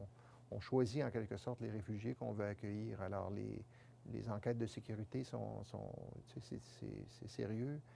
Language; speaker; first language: French; native; French